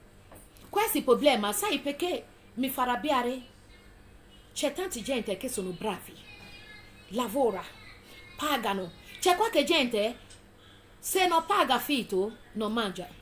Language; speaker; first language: Italian; non-native, fluent; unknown